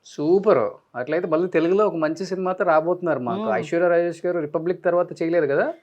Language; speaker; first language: Telugu; native; Telugu